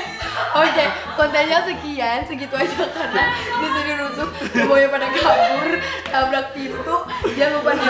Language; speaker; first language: Indonesian; native; Indonesian